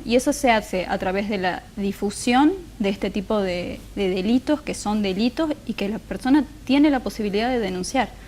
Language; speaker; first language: Spanish; native; Spanish